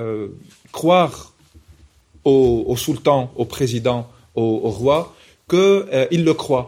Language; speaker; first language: French; non-native, local second language; Arabic